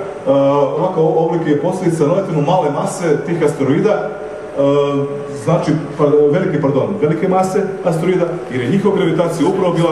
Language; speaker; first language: Serbian; native; Serbian